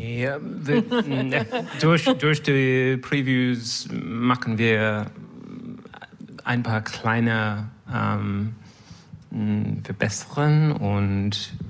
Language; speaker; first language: German; non-native, learner; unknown